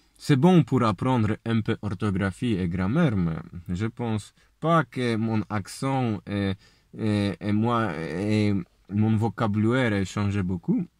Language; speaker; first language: French; non-native, learner; Polish